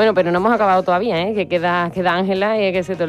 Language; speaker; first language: Spanish; native; Spanish